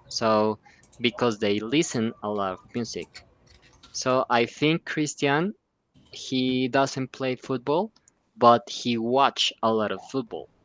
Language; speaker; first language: English; non-native, fluent; Spanish